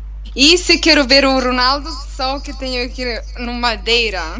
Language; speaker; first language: Portuguese; non-native, learner; Italian